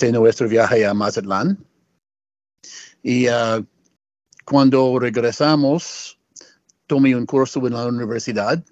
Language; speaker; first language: Spanish; non-native, learner; English